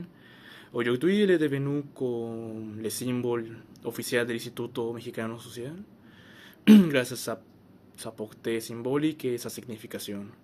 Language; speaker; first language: French; non-native, learner; Spanish